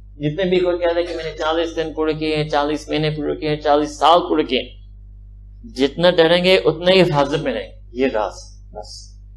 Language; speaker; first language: Urdu; early bilingual, heritage; Urdu